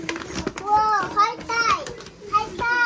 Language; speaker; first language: Japanese; early bilingual, other home language; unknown